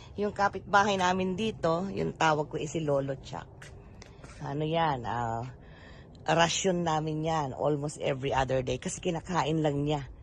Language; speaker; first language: Filipino; non-native, local second language; Iloko